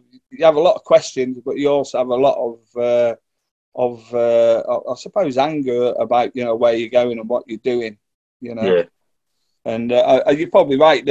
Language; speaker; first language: English; native; English